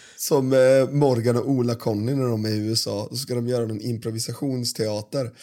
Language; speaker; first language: Swedish; native; Swedish